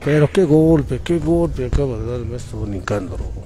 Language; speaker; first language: Spanish; native; Spanish